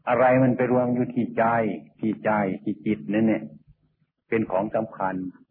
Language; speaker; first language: Thai; native; Thai